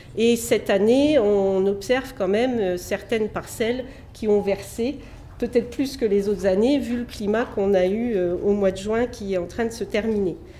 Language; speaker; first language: French; native; French